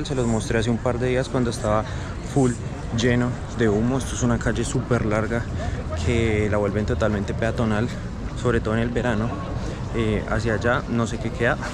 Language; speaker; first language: Spanish; native; Spanish